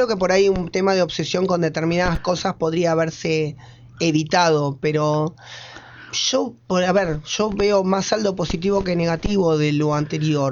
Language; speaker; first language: Spanish; native; Spanish